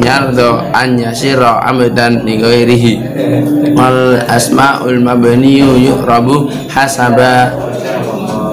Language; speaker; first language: Arabic; non-native, learner; Indonesian